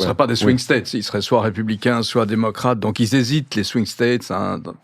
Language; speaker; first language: French; native; French